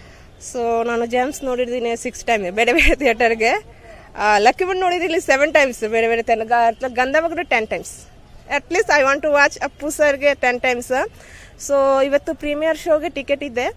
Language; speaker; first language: Kannada; non-native, local second language; Bangla